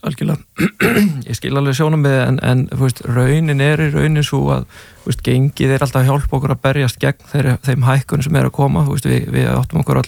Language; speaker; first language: Icelandic; native; Icelandic